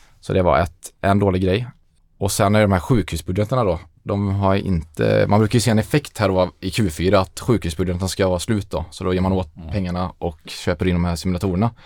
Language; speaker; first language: Swedish; native; Swedish